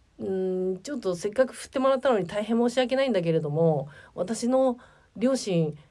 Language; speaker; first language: Japanese; native; Japanese